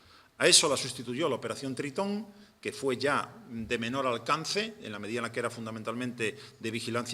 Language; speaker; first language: Spanish; native; Spanish